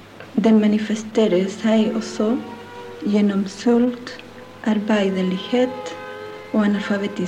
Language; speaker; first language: Norwegian; non-native, learner; Spanish